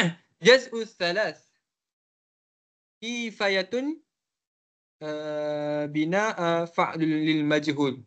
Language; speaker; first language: Arabic; non-native, learner; Malay